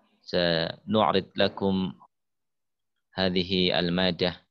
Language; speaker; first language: Arabic; non-native, fluent; Indonesian